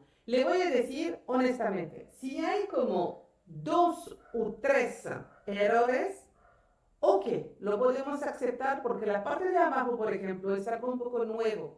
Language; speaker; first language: Spanish; non-native, fluent; French